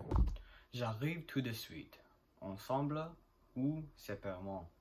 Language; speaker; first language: French; non-native, learner; English